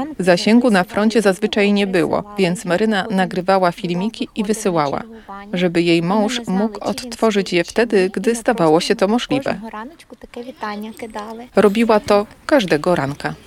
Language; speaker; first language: Polish; native; Polish